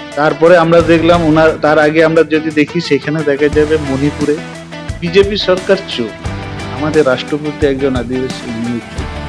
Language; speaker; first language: Bangla; non-native, local second language; Santali